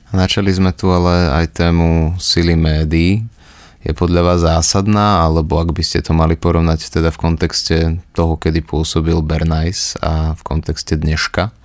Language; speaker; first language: Slovak; native; Slovak